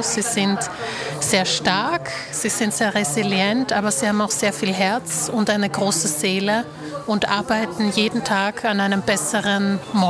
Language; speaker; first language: German; early bilingual, other home language; Slovak